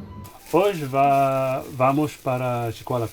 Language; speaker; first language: Portuguese; non-native, learner; English